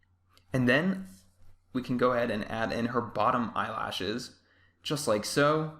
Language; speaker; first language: English; native; English